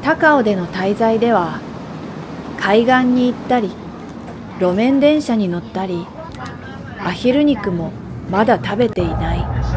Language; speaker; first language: Japanese; native; Japanese